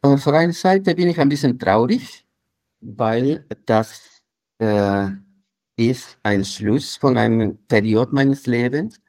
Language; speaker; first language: German; non-native, fluent; Spanish